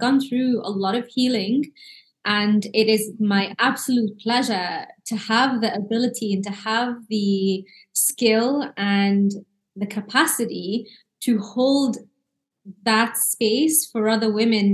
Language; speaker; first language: English; early bilingual, other home language; Arabic